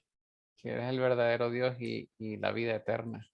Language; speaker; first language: Spanish; native; Spanish